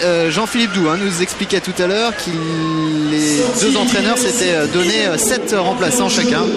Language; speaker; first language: French; native; French